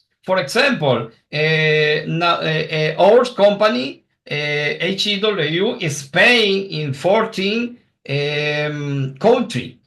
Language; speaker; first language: English; non-native, learner; Spanish